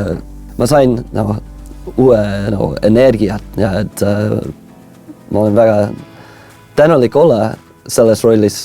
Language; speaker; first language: Estonian; non-native, fluent; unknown